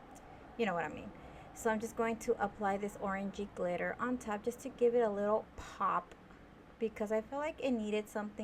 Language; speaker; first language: English; native; English